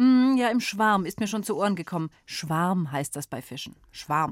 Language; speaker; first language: German; native; German